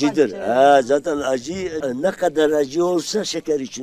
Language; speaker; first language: Turkish; non-native, local second language; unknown